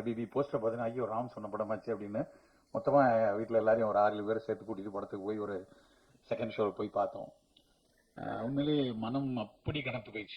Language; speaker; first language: Tamil; native; Tamil